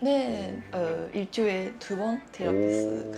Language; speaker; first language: Korean; non-native, learner; Japanese